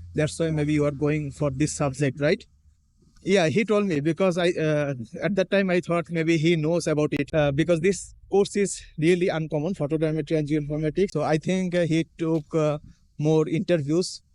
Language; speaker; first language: English; non-native, local second language; Bangla